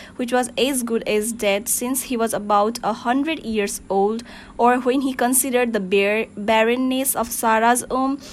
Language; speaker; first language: English; non-native, local second language; Nepali